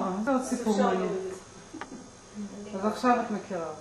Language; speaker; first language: Hebrew; native; Hebrew